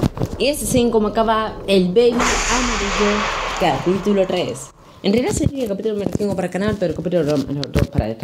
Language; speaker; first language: Spanish; native; Spanish